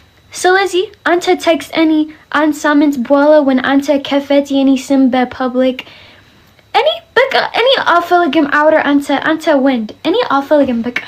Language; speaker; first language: Amharic; early bilingual, heritage; English